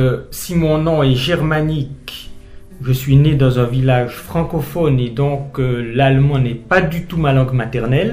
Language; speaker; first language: French; native; French